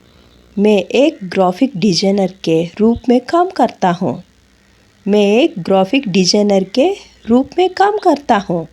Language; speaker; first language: Hindi; non-native, local second language; Telugu